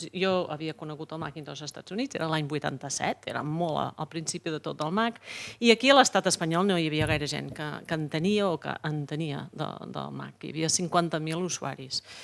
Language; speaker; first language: Catalan; non-native, fluent; English